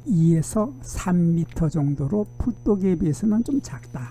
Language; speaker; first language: Korean; native; Korean